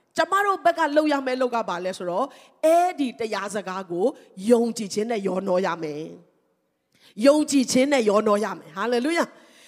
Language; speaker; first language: Burmese; non-native, local second language; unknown